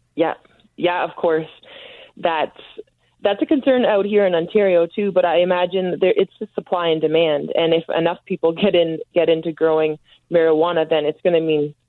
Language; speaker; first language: English; native; English